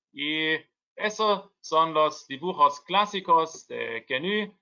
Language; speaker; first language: Spanish; non-native, learner; German